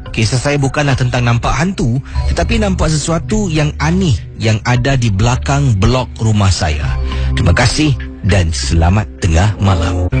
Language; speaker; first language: Malay; native; Malay